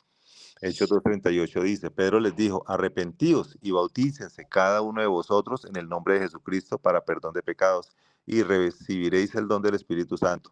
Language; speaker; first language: Spanish; native; Spanish